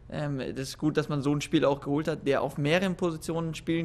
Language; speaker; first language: German; native; German